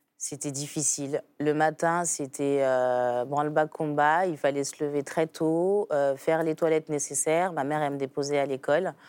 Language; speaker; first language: French; early bilingual, other home language; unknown